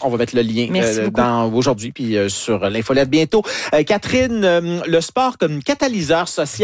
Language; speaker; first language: French; native; French